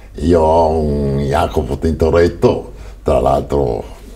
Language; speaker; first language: Italian; native; Italian